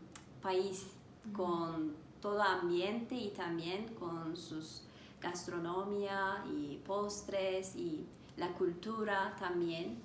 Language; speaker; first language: Spanish; non-native, learner; Turkish